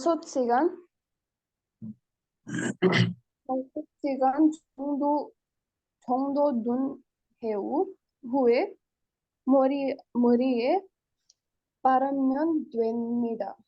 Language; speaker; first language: Korean; non-native, learner; Hindi